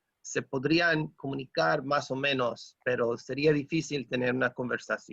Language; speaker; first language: Spanish; non-native, fluent; English